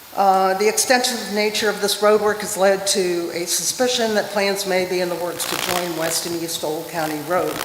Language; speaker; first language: English; native; English